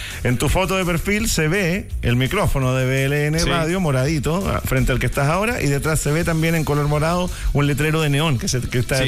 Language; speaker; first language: Spanish; native; Spanish